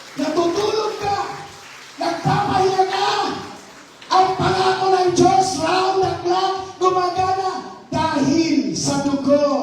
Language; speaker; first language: Filipino; non-native, local second language; Hiligaynon